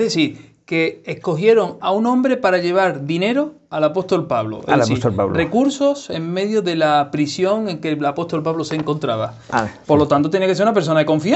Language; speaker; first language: Spanish; native; Spanish